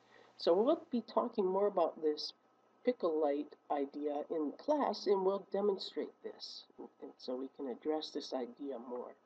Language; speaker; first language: English; native; English